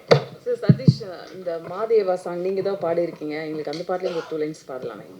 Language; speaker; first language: Tamil; native; Tamil